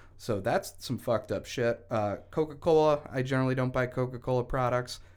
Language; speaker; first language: English; native; English